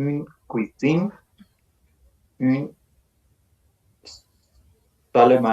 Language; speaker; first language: French; non-native, learner; Spanish